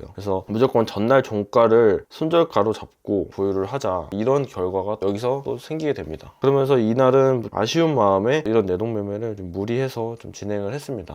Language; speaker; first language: Korean; native; Korean